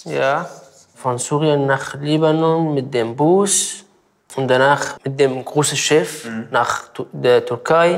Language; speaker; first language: German; non-native, learner; Arabic